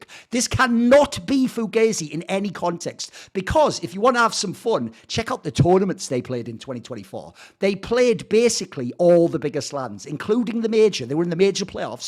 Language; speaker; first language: English; native; English